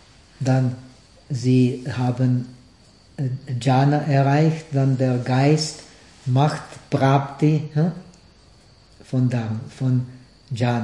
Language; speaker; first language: German; non-native, fluent; Czech